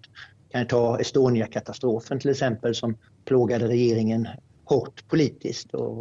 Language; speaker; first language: Swedish; native; Swedish